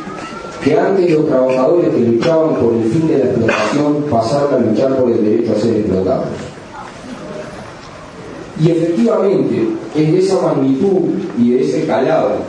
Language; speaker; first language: Spanish; native; Spanish